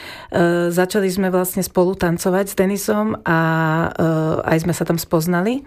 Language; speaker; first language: Slovak; native; Slovak